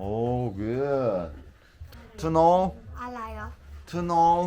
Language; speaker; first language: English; non-native, learner; Korean